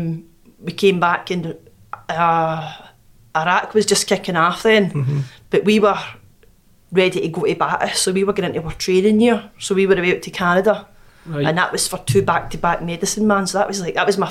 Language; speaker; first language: English; native; English